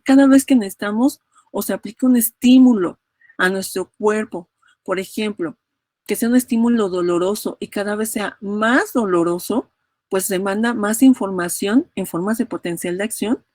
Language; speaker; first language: Spanish; native; Spanish